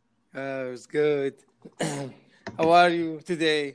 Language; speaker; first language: English; non-native, learner; Arabic